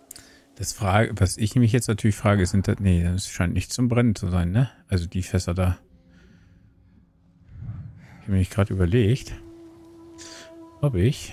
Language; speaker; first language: German; native; German